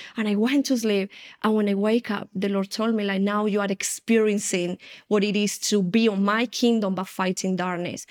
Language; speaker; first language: English; non-native, fluent; Spanish